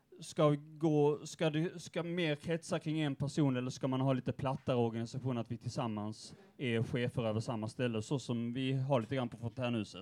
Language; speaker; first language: Swedish; native; Swedish